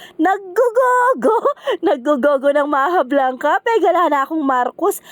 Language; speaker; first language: Filipino; non-native, local second language; Pampanga